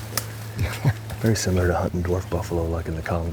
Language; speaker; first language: English; native; English